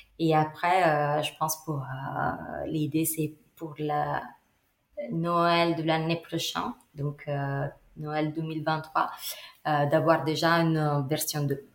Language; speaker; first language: French; non-native, fluent; Italian